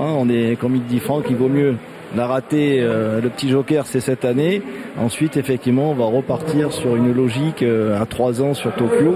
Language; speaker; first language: French; native; French